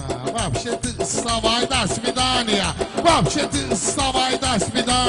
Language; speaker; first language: Russian; non-native, learner; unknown